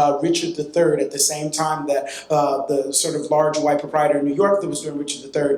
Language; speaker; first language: English; native; English